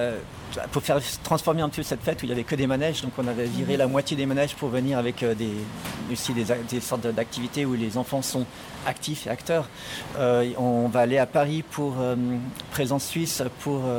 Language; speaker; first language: French; native; French